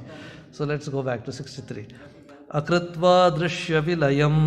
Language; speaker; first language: English; non-native, local second language; Hindi